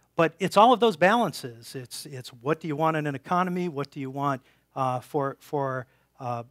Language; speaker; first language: English; native; English